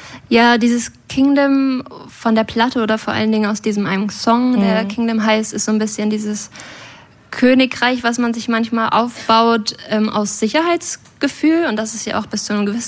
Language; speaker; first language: German; native; German